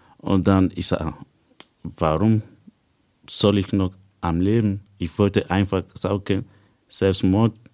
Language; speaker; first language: German; non-native, learner; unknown